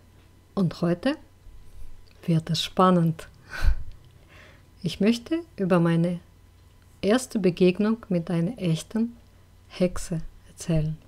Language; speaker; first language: German; non-native, fluent; Russian